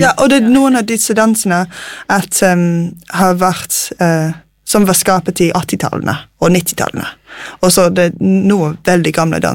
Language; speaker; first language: Norwegian; non-native, fluent; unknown